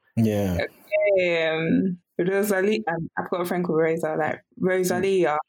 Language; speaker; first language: English; native; English